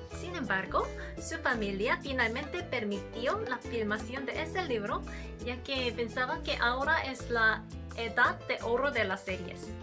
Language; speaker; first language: Spanish; non-native, learner; Korean